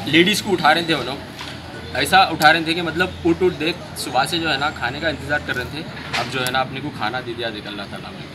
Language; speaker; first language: Hindi; non-native, local second language; Urdu